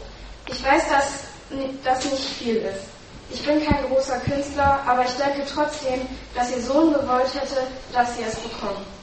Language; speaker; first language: German; native; German